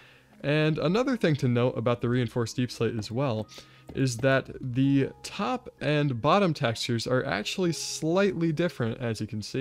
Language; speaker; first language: English; native; English